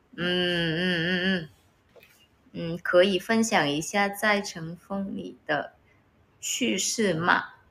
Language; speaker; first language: Chinese; non-native, learner; Vietnamese